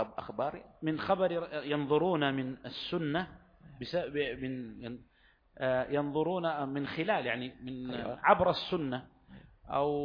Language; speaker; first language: Arabic; native; Arabic